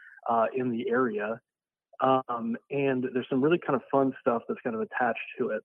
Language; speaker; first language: English; native; English